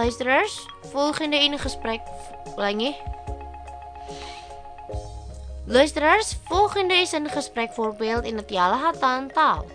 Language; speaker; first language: Dutch; non-native, learner; Indonesian